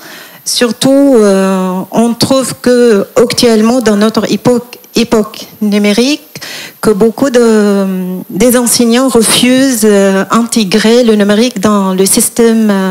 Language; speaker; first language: French; non-native, fluent; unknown